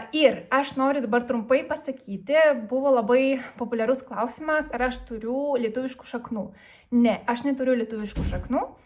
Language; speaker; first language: Lithuanian; early bilingual, other home language; Spanish